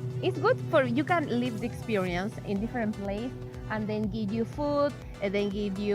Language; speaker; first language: English; non-native, learner; Spanish